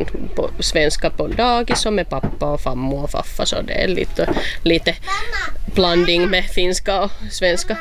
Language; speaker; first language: Swedish; non-native, local second language; Finnish